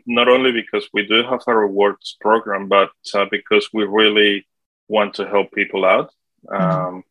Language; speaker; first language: English; non-native, fluent; Spanish